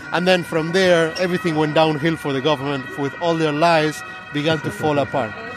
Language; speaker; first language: English; non-native, fluent; Spanish